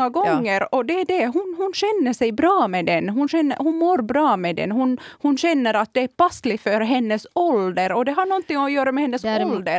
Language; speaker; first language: Swedish; non-native, fluent; Kurdish